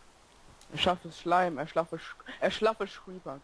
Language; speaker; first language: German; native; German